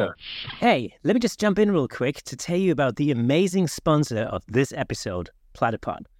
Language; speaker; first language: English; non-native, fluent; German